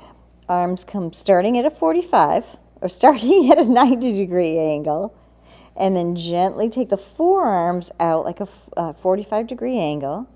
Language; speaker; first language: English; native; English